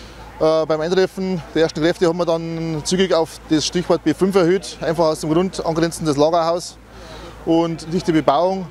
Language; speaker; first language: German; native; German